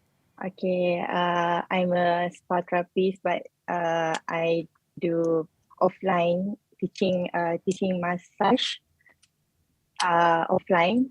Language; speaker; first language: English; non-native, learner; Malay